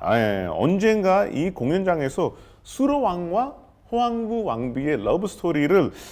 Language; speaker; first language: Korean; non-native, fluent; Hindi